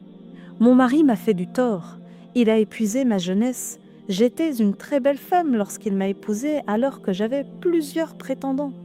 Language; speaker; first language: French; native; French